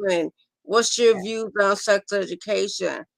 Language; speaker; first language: English; native; English